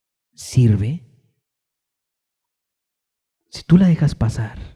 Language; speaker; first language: Spanish; native; Spanish